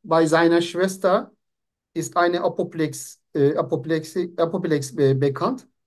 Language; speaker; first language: German; non-native, fluent; Turkish